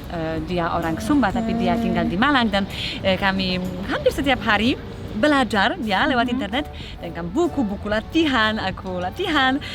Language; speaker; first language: Indonesian; non-native, fluent; Polish